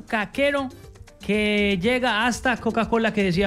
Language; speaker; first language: Spanish; native; Spanish